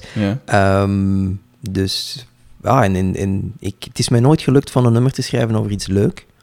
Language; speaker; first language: Dutch; native; Dutch